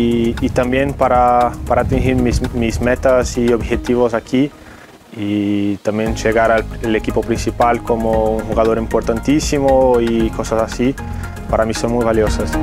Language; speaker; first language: Spanish; non-native, fluent; Portuguese